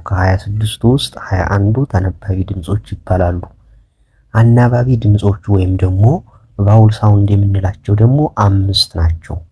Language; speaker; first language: Amharic; native; Amharic